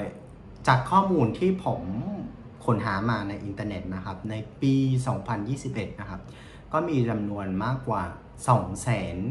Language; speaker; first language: Thai; non-native, fluent; Vietnamese